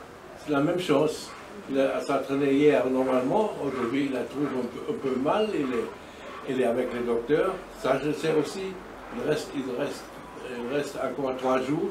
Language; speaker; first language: French; non-native, learner; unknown